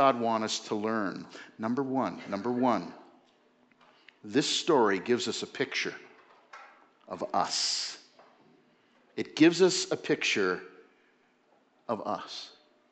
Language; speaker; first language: English; native; English